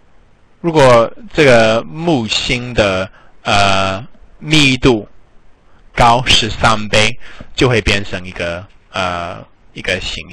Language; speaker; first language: Chinese; non-native, fluent; English